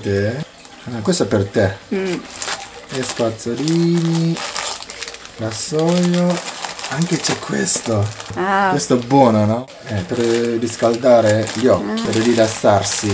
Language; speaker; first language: Italian; non-native, learner; Japanese